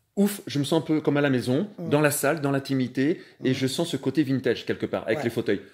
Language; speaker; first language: French; native; French